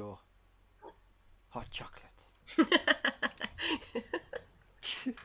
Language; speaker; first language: English; native; English